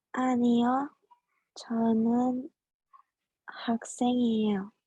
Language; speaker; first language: Korean; non-native, learner; Indonesian